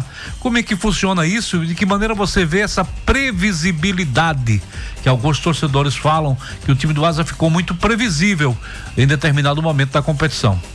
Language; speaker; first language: Portuguese; native; Portuguese